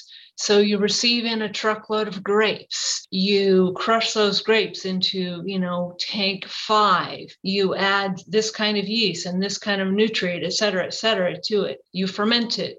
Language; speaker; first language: English; native; English